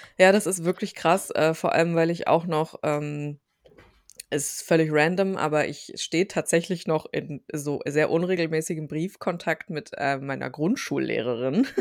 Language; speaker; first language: German; early bilingual, other home language; Turkish